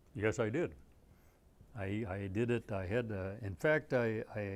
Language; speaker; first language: English; native; English